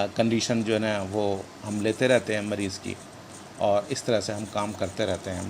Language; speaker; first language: Urdu; native; Urdu